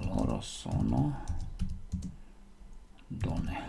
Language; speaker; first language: Italian; non-native, learner; Slovak